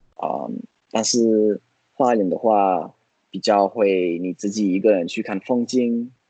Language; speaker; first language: Chinese; non-native, fluent; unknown